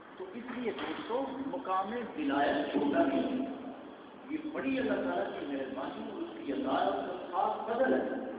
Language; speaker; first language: Urdu; non-native, local second language; Punjabi